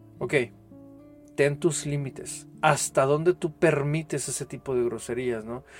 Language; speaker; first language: Spanish; native; Spanish